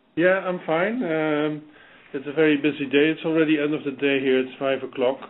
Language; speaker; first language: English; non-native, fluent; Dutch